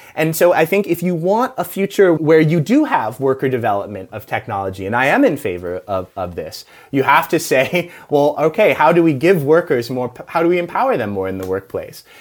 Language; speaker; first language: English; native; English